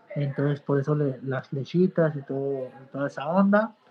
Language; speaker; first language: Spanish; native; Spanish